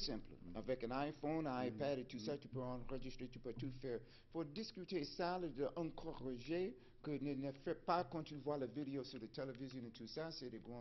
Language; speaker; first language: French; non-native, fluent; English